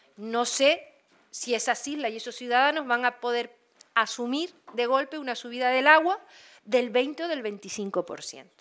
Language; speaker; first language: Spanish; native; Spanish